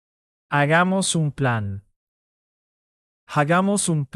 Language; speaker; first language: Spanish; non-native, fluent; English